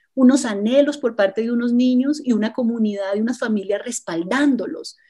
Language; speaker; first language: Spanish; native; Spanish